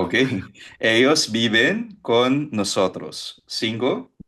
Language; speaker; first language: Spanish; non-native, fluent; Filipino